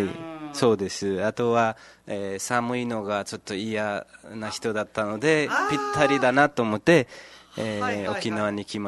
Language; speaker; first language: Japanese; non-native, fluent; Nepali